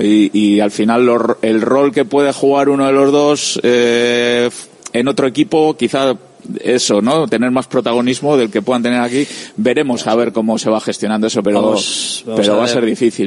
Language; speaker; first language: Spanish; native; Spanish